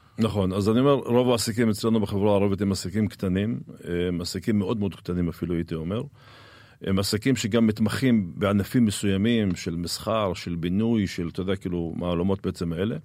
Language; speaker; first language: Hebrew; non-native, local second language; Arabic